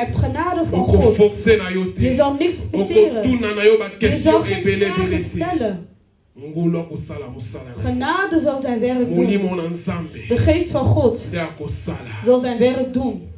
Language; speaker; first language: Dutch; non-native, learner; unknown